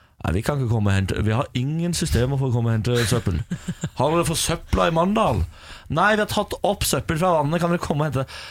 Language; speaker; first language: Norwegian; native; Norwegian